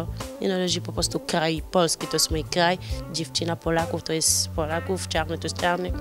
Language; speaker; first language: Polish; non-native, learner; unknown